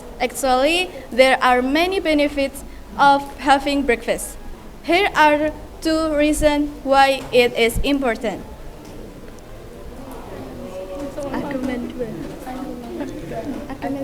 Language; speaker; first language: English; non-native, learner; Indonesian